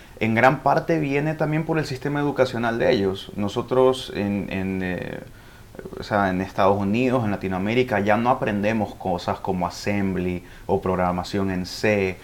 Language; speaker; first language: Spanish; early bilingual, heritage; Spanish